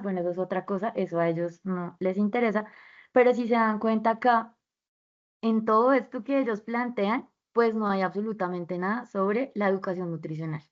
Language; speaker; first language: Spanish; native; Spanish